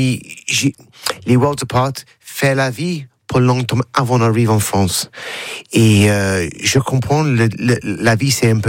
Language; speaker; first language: French; non-native, learner; English